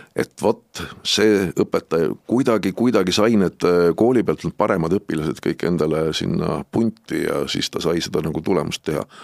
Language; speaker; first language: Estonian; native; Estonian